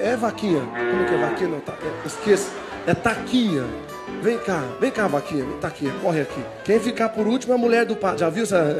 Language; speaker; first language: Portuguese; native; Portuguese